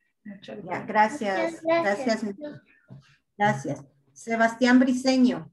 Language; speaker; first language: Spanish; native; Spanish